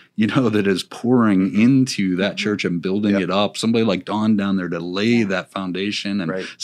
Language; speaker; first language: English; native; English